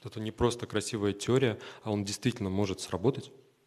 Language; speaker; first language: Russian; native; Russian